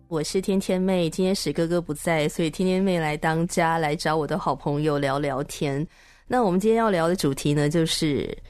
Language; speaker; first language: Chinese; native; Chinese